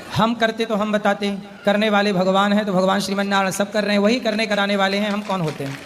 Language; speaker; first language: Hindi; native; Hindi